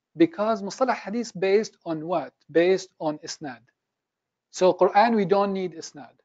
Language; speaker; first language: English; non-native, fluent; Arabic